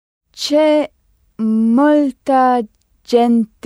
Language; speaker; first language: Italian; non-native, learner; French